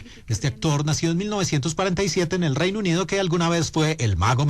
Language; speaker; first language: Spanish; native; Spanish